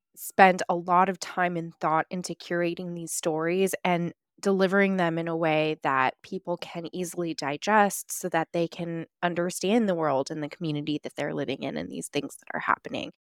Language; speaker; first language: English; early bilingual, other home language; Filipino